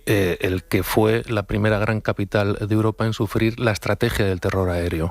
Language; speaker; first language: Spanish; native; Spanish